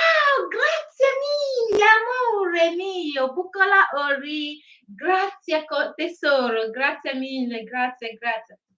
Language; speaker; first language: Italian; non-native, learner; Igbo